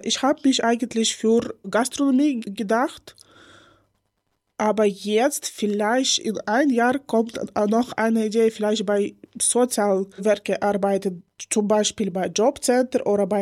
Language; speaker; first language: German; non-native, learner; Ukrainian